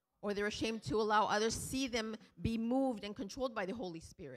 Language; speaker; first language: English; early bilingual, other home language; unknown